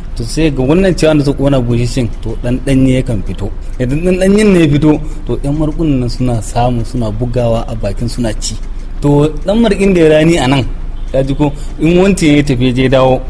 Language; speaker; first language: Hausa; non-native, local second language; Fula